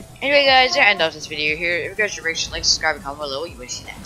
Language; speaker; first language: English; native; English